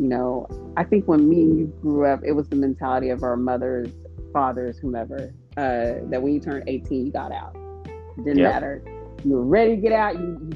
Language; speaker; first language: English; native; English